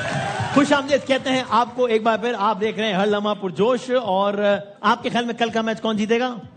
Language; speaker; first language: Urdu; native; Urdu